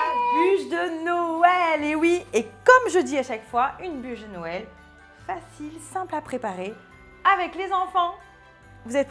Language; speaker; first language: French; native; French